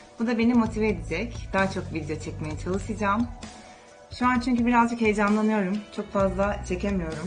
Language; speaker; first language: Turkish; native; Turkish